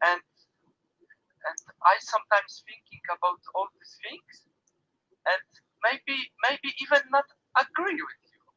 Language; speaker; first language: English; non-native, learner; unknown